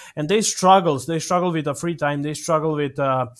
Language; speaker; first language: English; non-native, fluent; Serbian